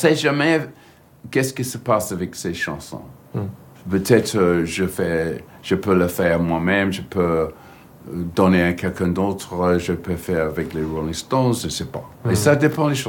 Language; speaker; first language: French; non-native, fluent; English